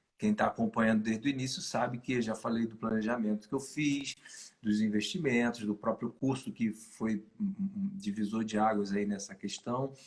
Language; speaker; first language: Portuguese; native; Portuguese